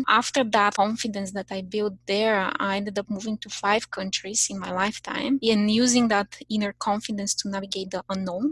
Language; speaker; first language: English; non-native, fluent; Bulgarian